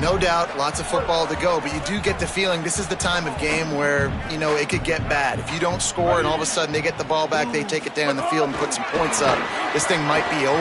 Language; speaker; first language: English; native; English